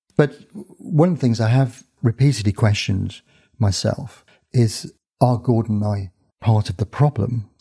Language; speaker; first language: English; native; English